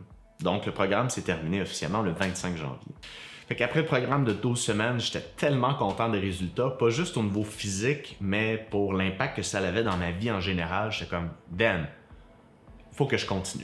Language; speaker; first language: French; native; French